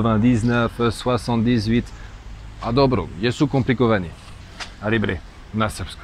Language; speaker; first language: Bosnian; non-native, learner; French